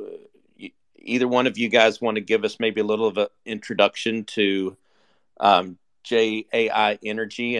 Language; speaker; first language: English; native; English